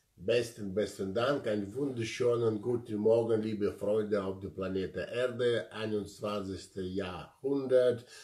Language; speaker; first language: German; non-native, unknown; Russian